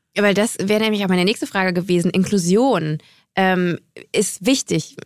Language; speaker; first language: German; native; German